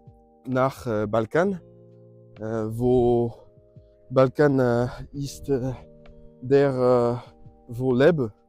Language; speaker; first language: German; non-native, learner; French